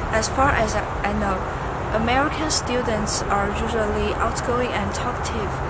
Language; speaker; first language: English; non-native, fluent; Chinese